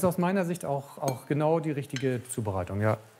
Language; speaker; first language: German; native; German